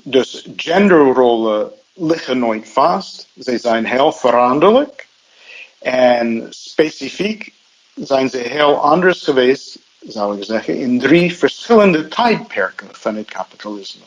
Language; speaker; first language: Dutch; non-native, fluent; English